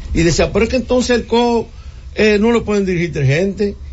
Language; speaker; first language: Spanish; native; Spanish